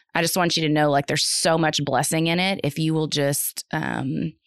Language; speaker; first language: English; native; English